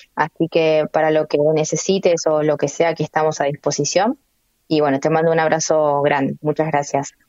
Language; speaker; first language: Spanish; native; Spanish